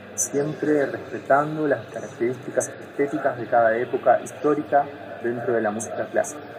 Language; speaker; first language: Spanish; native; Spanish